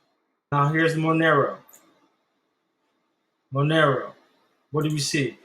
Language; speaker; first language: English; native; English